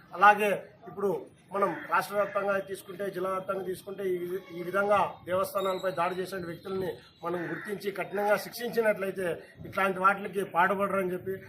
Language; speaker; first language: Telugu; native; Telugu